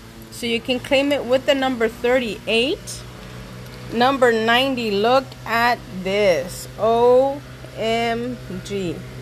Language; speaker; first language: English; early bilingual, other home language; Spanish